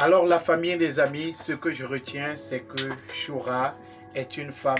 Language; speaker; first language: French; native; French